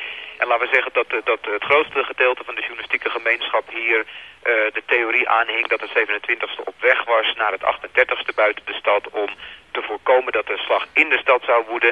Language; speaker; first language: Dutch; native; Dutch